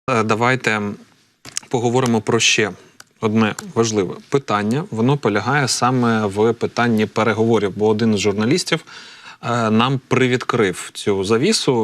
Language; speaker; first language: Ukrainian; native; Ukrainian